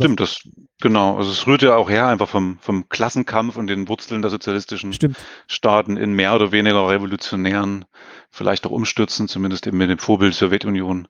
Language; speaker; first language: German; native; German